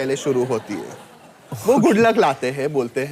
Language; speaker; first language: Hindi; native; Hindi